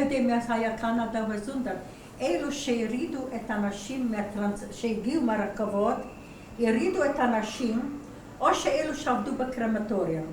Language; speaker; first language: Hebrew; non-native, fluent; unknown